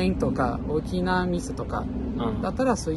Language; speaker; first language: Japanese; non-native, fluent; Portuguese